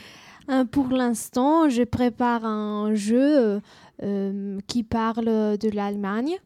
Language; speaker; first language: French; non-native, learner; German